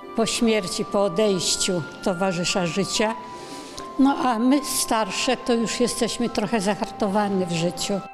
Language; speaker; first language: Polish; native; Polish